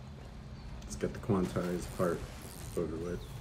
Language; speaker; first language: English; native; English